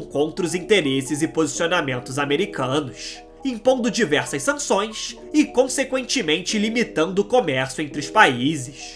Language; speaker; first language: Portuguese; native; Portuguese